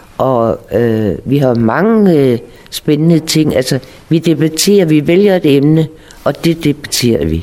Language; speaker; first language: Danish; native; Danish